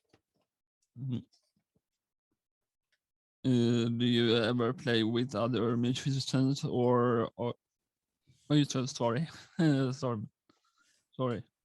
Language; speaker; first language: English; non-native, learner; Swedish